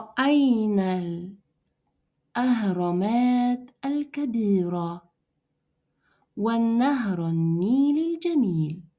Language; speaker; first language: Arabic; non-native, fluent; Russian